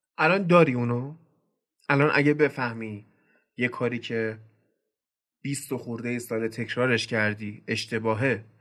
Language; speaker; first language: Persian; native; Persian